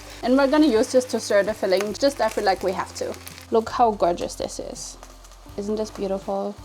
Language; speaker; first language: English; non-native, fluent; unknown